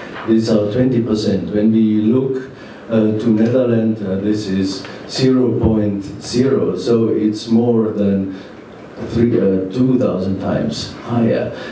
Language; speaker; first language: English; non-native, fluent; German